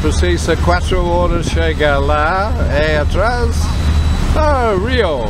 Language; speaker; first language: Portuguese; non-native, learner; English